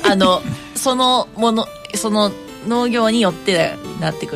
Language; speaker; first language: Japanese; native; Japanese